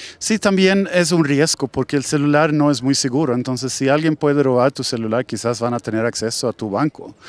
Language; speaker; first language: Spanish; non-native, fluent; Swedish